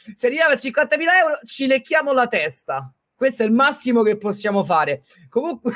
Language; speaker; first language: Italian; native; Italian